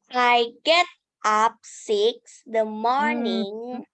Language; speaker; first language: English; non-native, learner; Indonesian